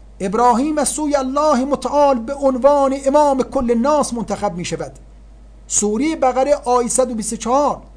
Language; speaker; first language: Persian; native; Persian